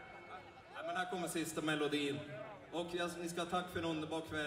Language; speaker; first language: Swedish; native; Swedish